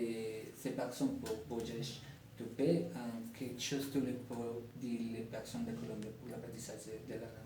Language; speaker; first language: French; non-native, learner; Spanish